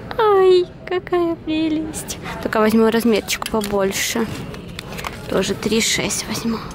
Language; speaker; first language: Russian; native; Russian